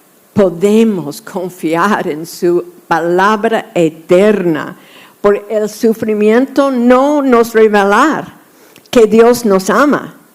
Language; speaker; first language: Spanish; non-native, fluent; English